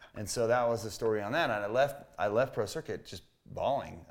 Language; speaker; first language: English; native; English